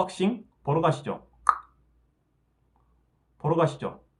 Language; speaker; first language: Korean; native; Korean